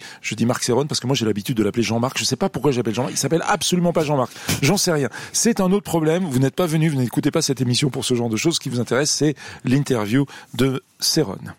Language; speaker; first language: French; native; French